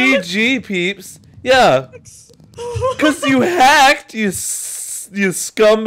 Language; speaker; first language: English; native; English